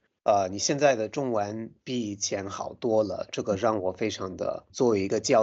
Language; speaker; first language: Chinese; non-native, fluent; English